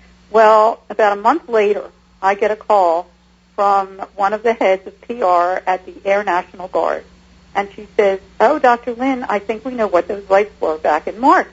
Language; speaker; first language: English; native; English